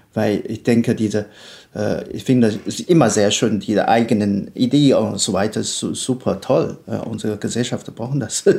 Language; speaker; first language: German; non-native, learner; Chinese